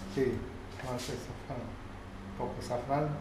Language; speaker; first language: Spanish; non-native, learner; Arabic